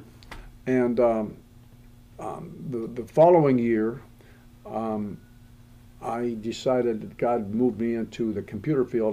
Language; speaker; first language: English; native; English